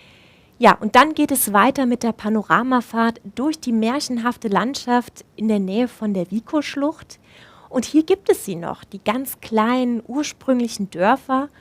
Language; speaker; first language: German; native; German